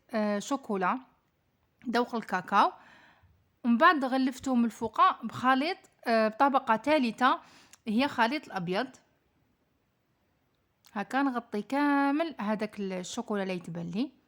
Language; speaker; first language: Arabic; native; Arabic